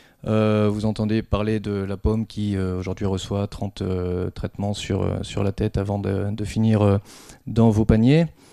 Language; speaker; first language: French; native; French